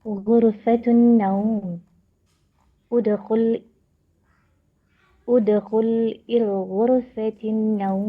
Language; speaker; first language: Arabic; non-native, learner; Indonesian